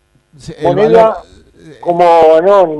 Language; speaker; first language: Spanish; native; Spanish